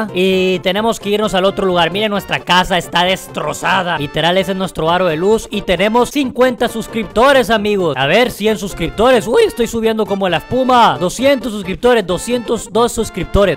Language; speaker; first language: Spanish; native; Spanish